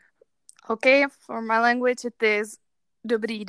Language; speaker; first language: English; non-native, learner; Czech